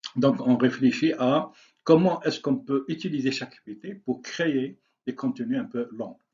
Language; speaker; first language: French; non-native, local second language; Arabic